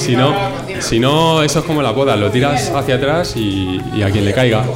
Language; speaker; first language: Spanish; native; Spanish